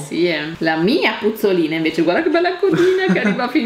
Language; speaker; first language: Italian; native; Italian